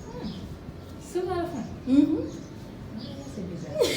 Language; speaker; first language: French; non-native, local second language; Wolof